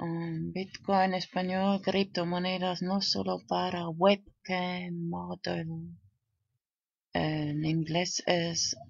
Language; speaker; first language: Spanish; non-native, fluent; German